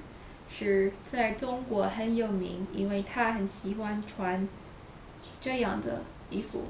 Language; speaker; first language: Chinese; non-native, learner; Filipino